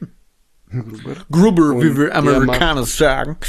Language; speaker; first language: German; native; German